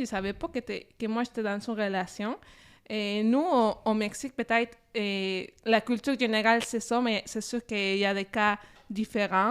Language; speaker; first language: French; non-native, fluent; Spanish